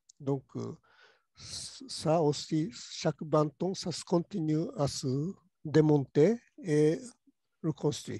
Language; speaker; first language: French; non-native, learner; Japanese